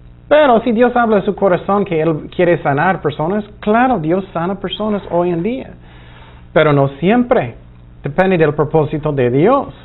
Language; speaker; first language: Spanish; non-native, fluent; English